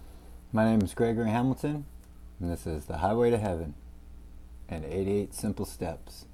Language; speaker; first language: English; native; English